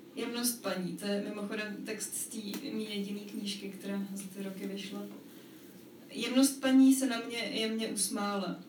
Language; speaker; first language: Czech; native; Czech